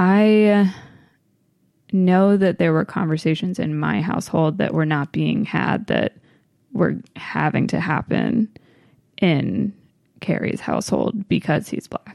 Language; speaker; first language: English; native; English